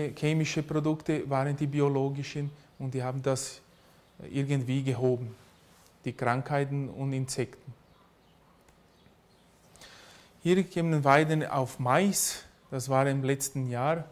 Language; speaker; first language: German; early bilingual, heritage; German